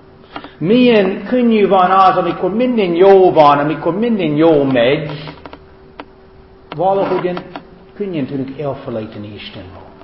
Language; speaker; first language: Hungarian; non-native, fluent; English